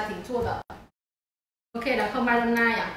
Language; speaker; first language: Chinese; non-native, fluent; Vietnamese